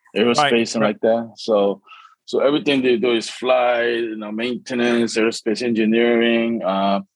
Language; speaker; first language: English; early bilingual, other home language; Korean